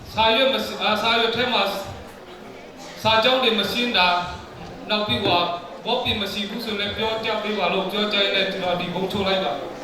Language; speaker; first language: Burmese; non-native, local second language; Tedim Chin